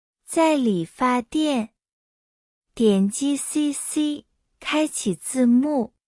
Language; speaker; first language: Chinese; native; Chinese